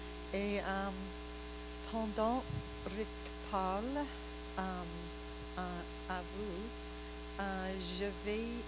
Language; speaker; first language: French; non-native, learner; English